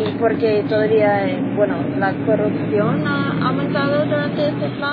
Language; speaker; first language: Spanish; non-native, learner; English